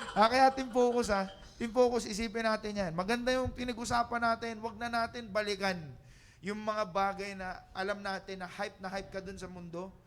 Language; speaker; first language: Filipino; native; Filipino